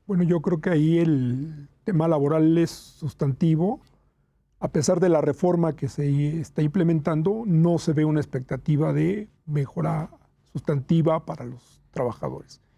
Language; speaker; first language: Spanish; native; Spanish